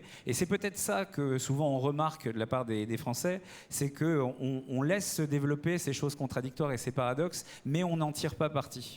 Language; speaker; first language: French; native; French